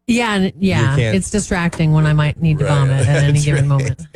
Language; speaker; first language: English; native; English